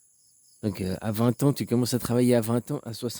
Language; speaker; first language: French; native; French